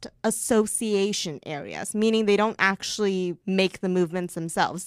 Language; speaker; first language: English; early bilingual, other home language; Chinese